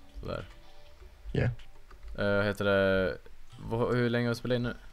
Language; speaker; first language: Swedish; native; Swedish